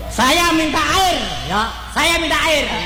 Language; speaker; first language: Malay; non-native, local second language; Javanese